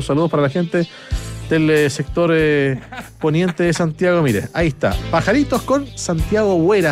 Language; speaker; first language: Spanish; native; Spanish